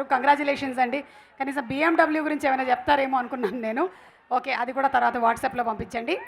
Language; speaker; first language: Telugu; native; Telugu